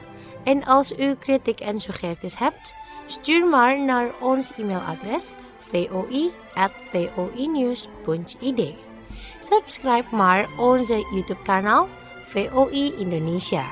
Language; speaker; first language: Dutch; non-native, fluent; Indonesian